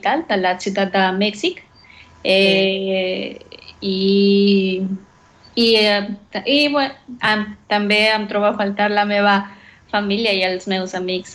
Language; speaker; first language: Catalan; non-native, learner; Spanish